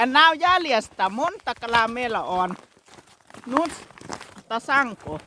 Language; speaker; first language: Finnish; non-native, learner; Thai